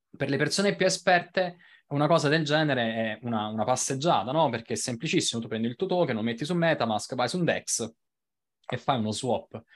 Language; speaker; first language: Italian; native; Italian